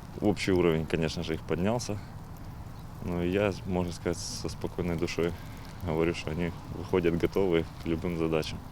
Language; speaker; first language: Russian; native; Russian